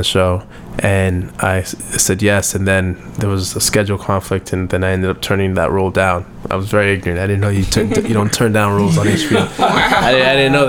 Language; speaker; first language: English; native; English